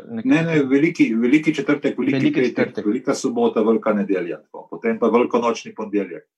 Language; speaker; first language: Slovenian; native; Slovenian